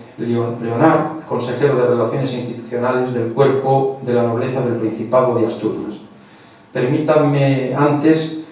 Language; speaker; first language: Spanish; native; Spanish